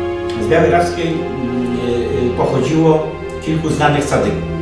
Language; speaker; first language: Polish; native; Polish